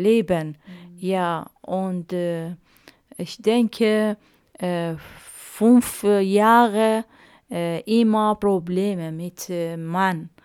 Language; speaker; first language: German; non-native, learner; Arabic